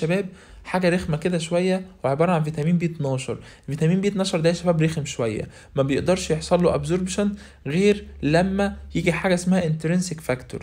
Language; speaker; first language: Arabic; native; Arabic